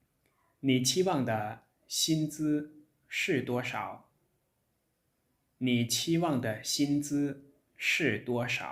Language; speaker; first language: Chinese; non-native, fluent; Lao